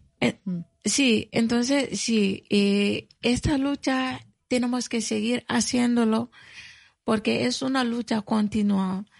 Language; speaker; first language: Spanish; non-native, fluent; Bambara